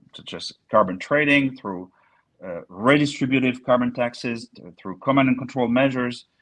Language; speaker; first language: English; non-native, fluent; French